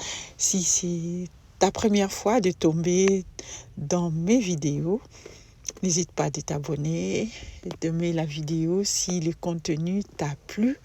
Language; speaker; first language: French; non-native, local second language; Lingala